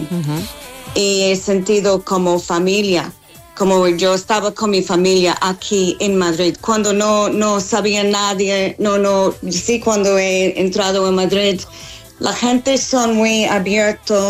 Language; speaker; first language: Spanish; non-native, fluent; English